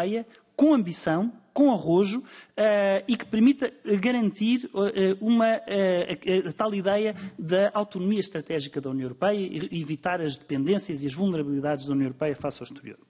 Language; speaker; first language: Portuguese; native; Portuguese